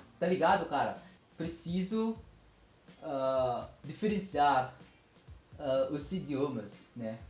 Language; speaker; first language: Portuguese; non-native, learner; Filipino